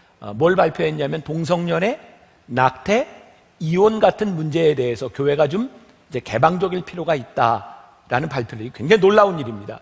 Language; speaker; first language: Korean; native; Korean